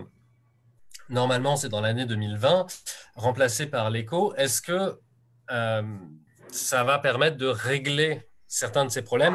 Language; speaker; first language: French; native; French